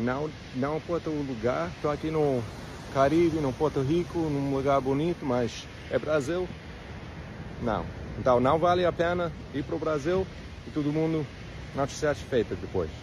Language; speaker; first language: Portuguese; non-native, fluent; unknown